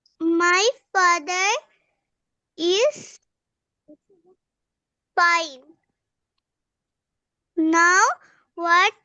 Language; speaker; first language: English; non-native, learner; Bangla